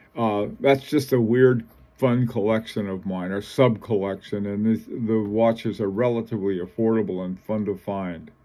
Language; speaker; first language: English; native; English